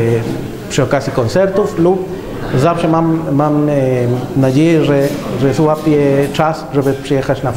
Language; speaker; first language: Polish; non-native, fluent; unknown